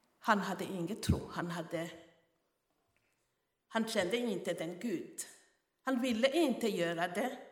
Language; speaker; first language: Swedish; non-native, fluent; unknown